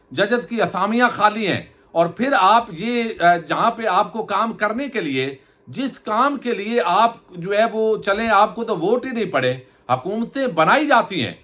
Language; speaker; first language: Urdu; native; Urdu